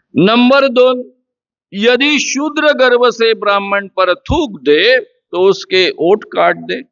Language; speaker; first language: Hindi; non-native, local second language; Marathi